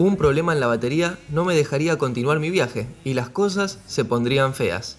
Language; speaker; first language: Spanish; native; Spanish